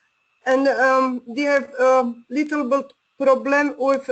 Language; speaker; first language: English; non-native, learner; Polish